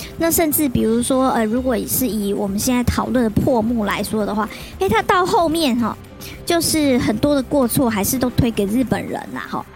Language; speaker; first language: Chinese; native; Chinese